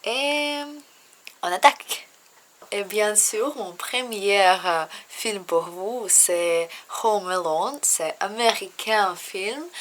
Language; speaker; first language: French; non-native, learner; Russian